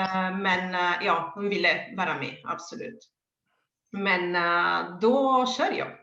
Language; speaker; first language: Swedish; non-native, fluent; Italian